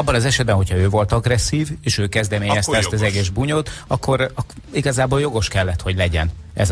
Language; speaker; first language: Hungarian; native; Hungarian